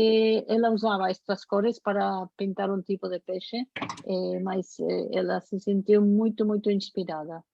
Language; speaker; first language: Portuguese; non-native, fluent; Spanish